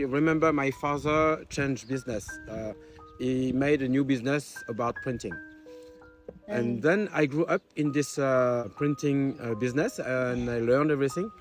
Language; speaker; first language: English; non-native, fluent; French